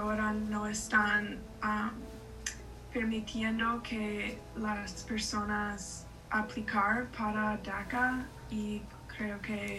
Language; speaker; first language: Spanish; non-native, learner; English